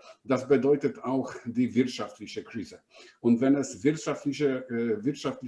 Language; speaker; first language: German; non-native, fluent; Polish